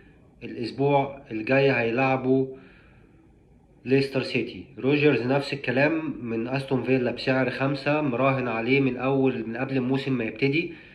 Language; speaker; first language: Arabic; native; Arabic